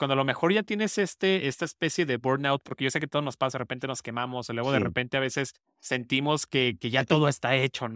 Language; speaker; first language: Spanish; native; Spanish